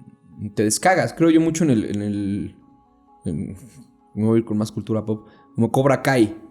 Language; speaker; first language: Spanish; native; Spanish